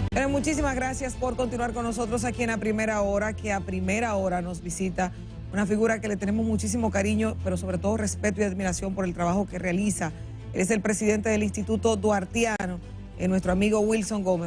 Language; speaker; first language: Spanish; native; Spanish